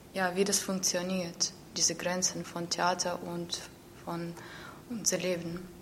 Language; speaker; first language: German; non-native, learner; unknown